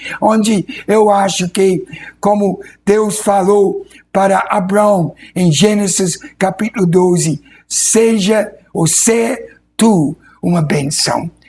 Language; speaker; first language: Portuguese; non-native, fluent; English